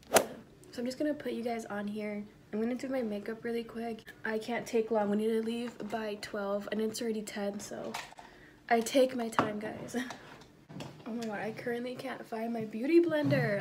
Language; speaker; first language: English; early bilingual, other home language; Spanish